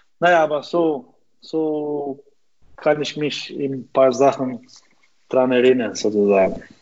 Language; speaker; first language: German; non-native, fluent; Albanian